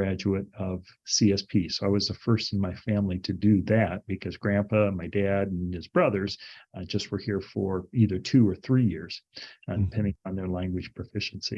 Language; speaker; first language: English; native; English